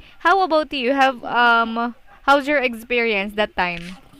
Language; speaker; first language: English; non-native, fluent; Filipino